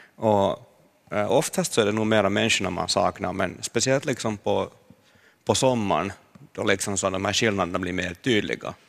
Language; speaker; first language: Swedish; native; Swedish